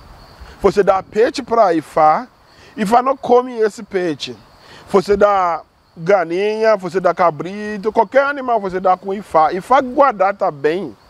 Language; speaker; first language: Portuguese; non-native, learner; Yoruba